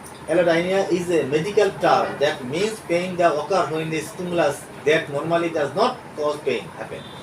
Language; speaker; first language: English; non-native, local second language; Bangla